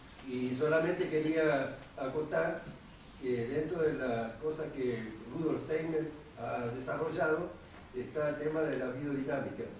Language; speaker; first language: Spanish; native; Spanish